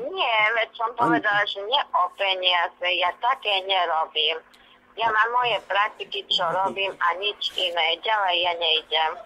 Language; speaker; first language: Slovak; non-native, local second language; Hungarian